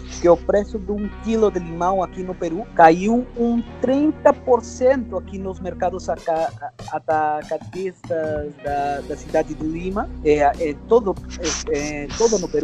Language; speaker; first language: Portuguese; non-native, fluent; Spanish